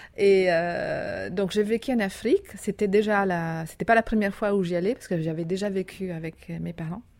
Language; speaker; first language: French; non-native, fluent; Italian